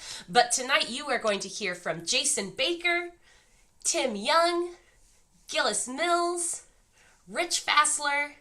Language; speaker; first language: English; native; English